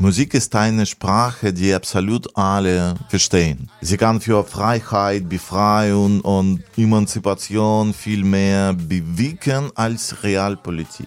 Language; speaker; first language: German; non-native, fluent; Russian